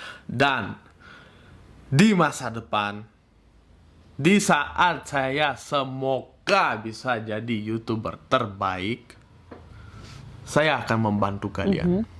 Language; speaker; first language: Indonesian; early bilingual, other home language; Russian